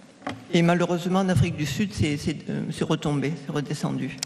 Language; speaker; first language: French; native; French